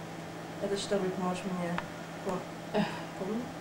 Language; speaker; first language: Russian; non-native, learner; English